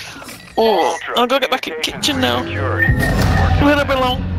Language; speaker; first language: English; native; English